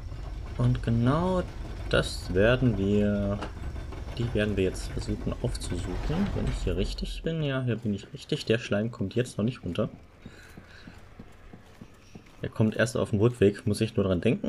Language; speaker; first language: German; native; German